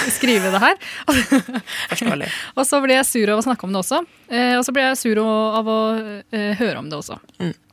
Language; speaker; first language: Norwegian; early bilingual, other home language; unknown